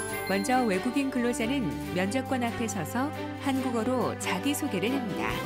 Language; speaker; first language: Korean; native; Korean